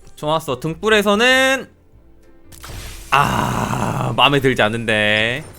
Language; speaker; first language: Korean; native; Korean